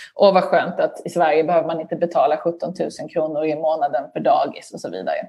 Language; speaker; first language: Swedish; native; Swedish